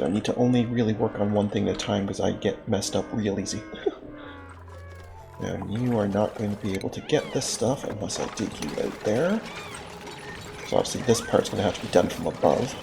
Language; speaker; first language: English; native; English